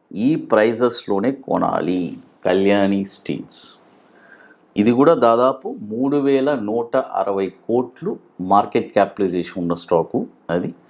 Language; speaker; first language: Telugu; native; Telugu